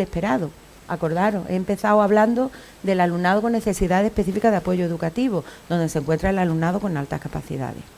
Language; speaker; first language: Spanish; native; Spanish